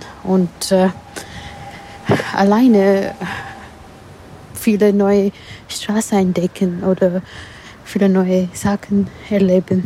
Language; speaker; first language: German; non-native, learner; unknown